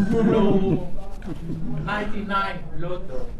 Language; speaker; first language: Hebrew; non-native, learner; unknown